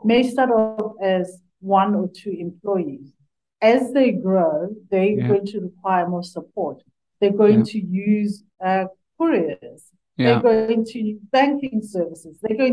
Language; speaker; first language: English; non-native, local second language; Northern Sotho